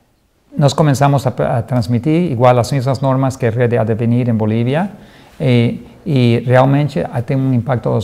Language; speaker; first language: Portuguese; non-native, fluent; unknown